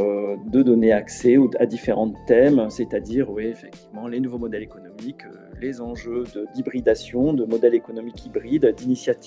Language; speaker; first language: French; native; French